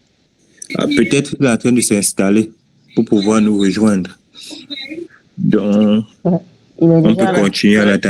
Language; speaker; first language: French; native; French